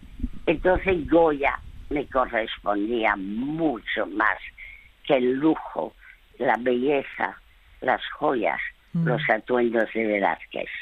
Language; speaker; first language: Spanish; early bilingual, other home language; French